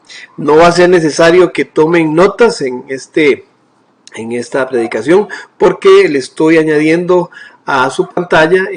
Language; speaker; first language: Spanish; native; Spanish